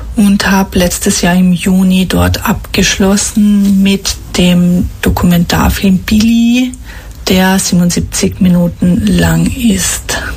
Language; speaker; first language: German; non-native, local second language; Slovenian